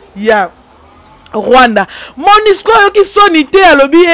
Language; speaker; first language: French; non-native, local second language; Lingala